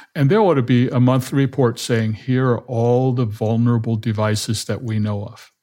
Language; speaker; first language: English; non-native, fluent; Danish